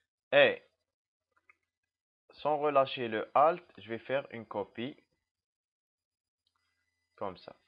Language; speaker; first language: French; non-native, local second language; Arabic